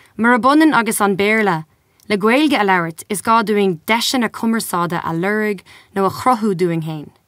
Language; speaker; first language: Irish; non-native, local second language; English